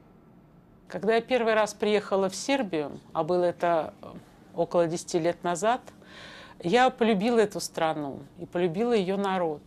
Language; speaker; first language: Russian; native; Russian